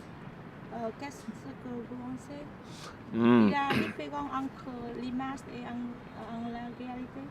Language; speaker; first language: French; non-native, learner; Vietnamese